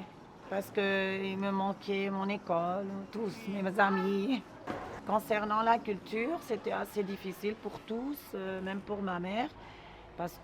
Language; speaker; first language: French; non-native, local second language; Greek